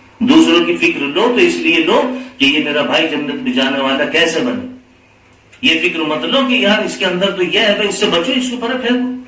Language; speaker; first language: Urdu; native; Urdu